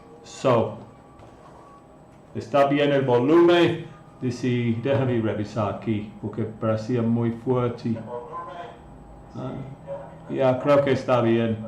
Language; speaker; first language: Spanish; non-native, fluent; English